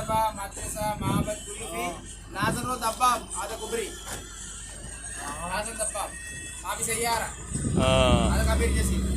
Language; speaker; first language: Arabic; non-native, learner; Sinhala